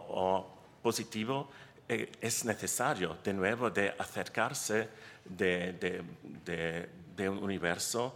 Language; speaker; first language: Spanish; non-native, learner; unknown